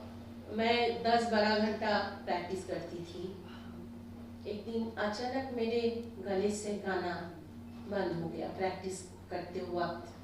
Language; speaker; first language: Hindi; non-native, local second language; Bangla